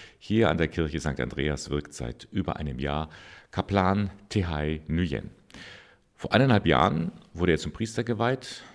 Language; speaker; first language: German; native; German